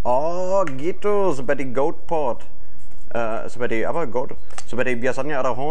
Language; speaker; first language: Indonesian; non-native, fluent; German